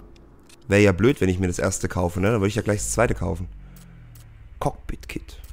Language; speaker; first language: German; native; German